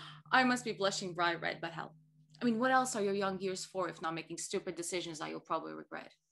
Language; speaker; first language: English; non-native, fluent; Portuguese